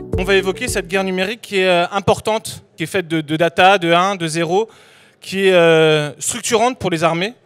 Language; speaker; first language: French; native; French